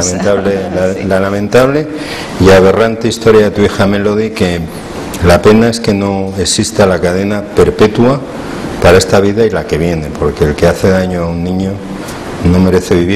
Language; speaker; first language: Spanish; native; Spanish